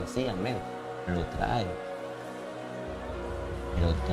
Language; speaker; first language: Spanish; native; Spanish